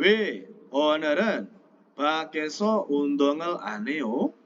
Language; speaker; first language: Korean; non-native, fluent; Indonesian